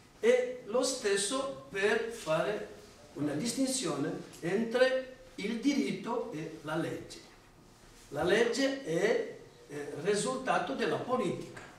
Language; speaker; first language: Italian; non-native, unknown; Portuguese